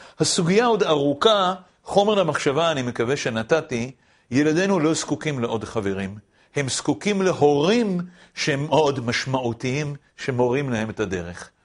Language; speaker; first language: Hebrew; native; Hebrew